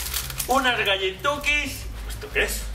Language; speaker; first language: Spanish; native; Spanish